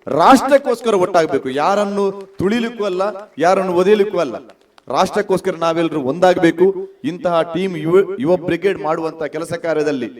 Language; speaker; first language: Kannada; non-native, local second language; Tulu